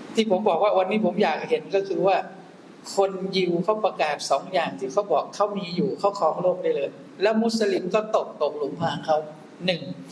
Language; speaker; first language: Thai; non-native, local second language; Malay